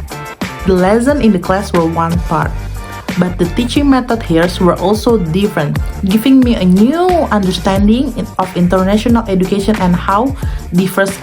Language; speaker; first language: English; non-native, learner; Indonesian